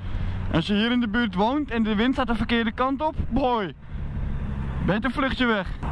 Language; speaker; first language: Dutch; native; Dutch